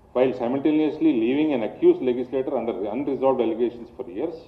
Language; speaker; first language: English; non-native, local second language; Telugu